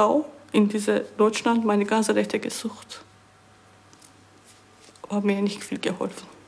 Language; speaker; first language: German; non-native, learner; Turkish